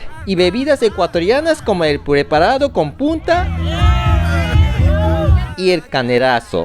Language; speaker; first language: Spanish; non-native, fluent; Japanese